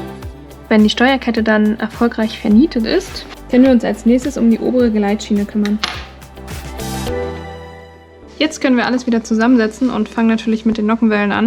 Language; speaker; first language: German; native; German